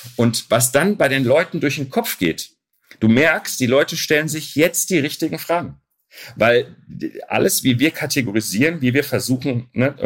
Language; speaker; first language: German; early bilingual, other home language; Arabic